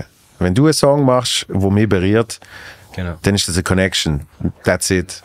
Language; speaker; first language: German; native; German